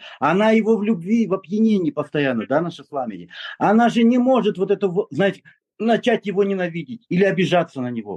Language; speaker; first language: Russian; native; Russian